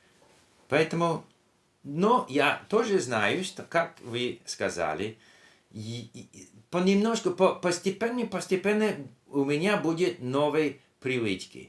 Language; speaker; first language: Russian; non-native, learner; English